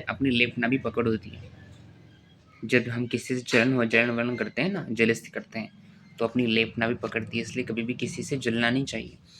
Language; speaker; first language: Hindi; non-native, local second language; Marathi